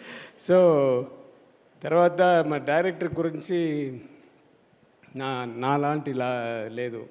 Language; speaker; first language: Telugu; non-native, learner; Tamil